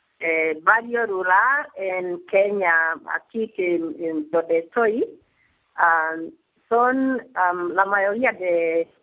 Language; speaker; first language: Spanish; non-native, learner; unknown